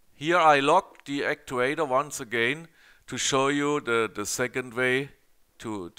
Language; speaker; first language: English; non-native, learner; German